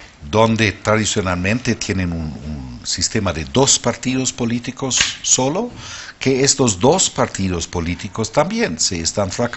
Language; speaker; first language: Spanish; non-native, fluent; German